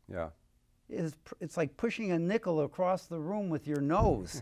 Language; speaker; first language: English; native; English